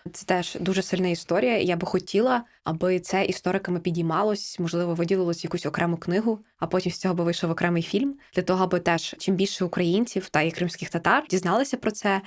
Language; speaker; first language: Ukrainian; native; Ukrainian